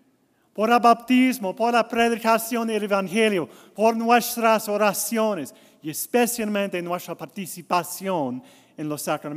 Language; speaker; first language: Spanish; non-native, learner; English